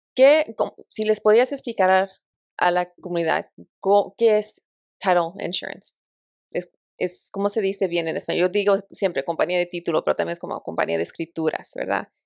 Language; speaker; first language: Spanish; early bilingual, heritage; Spanish